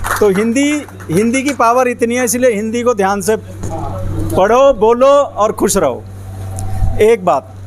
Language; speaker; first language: Hindi; native; Hindi